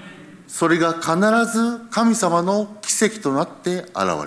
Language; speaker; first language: Japanese; early bilingual, heritage; Japanese